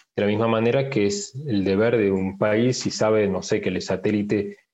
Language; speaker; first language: Spanish; early bilingual, heritage; French